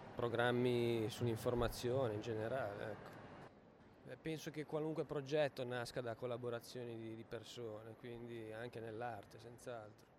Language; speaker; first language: Italian; native; Italian